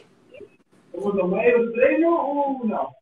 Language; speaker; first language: Portuguese; non-native, learner; Greek